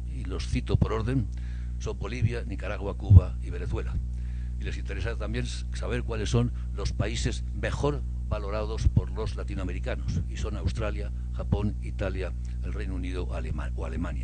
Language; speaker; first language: Spanish; native; Spanish